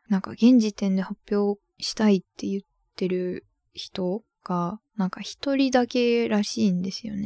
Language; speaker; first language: Japanese; native; Japanese